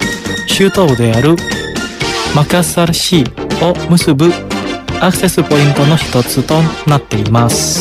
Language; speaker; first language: Japanese; non-native, fluent; Indonesian